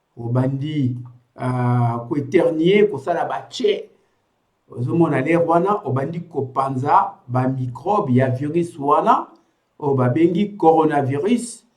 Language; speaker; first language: Lingala; non-native, local second language; Kongo